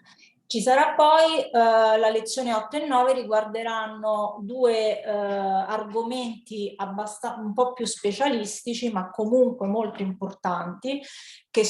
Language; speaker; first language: Italian; native; Italian